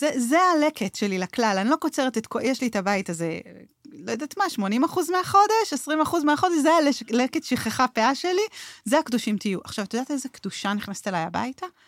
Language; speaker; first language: Hebrew; native; Hebrew